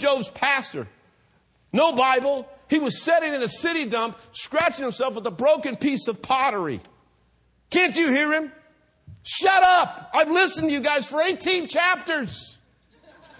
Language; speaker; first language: English; native; English